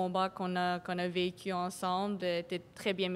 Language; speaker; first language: French; non-native, local second language; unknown